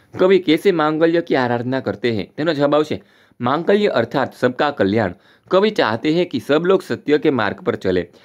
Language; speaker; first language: Hindi; non-native, local second language; Gujarati